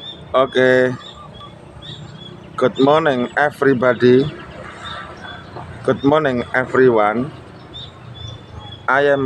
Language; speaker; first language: English; non-native, learner; Indonesian